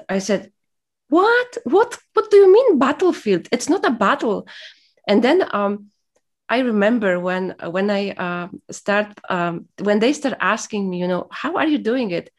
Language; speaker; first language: English; non-native, fluent; Polish